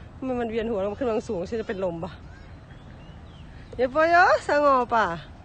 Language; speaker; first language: Korean; non-native, learner; Thai